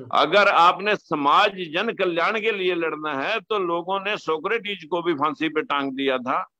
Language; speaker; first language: Hindi; native; Hindi